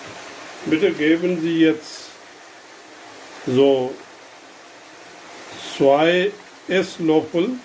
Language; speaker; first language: German; non-native, learner; Urdu